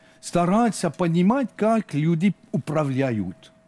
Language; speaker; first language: Russian; non-native, learner; French